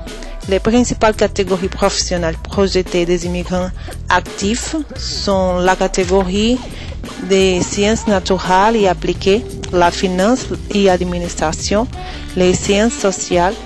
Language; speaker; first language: French; non-native, learner; Portuguese